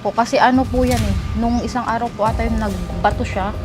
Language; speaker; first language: Filipino; native; Filipino